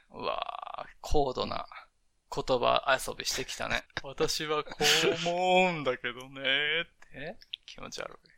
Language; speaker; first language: Japanese; native; Japanese